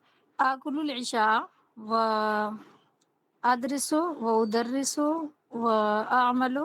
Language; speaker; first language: Arabic; non-native, learner; Urdu